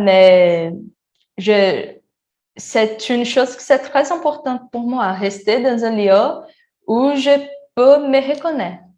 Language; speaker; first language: French; non-native, learner; Portuguese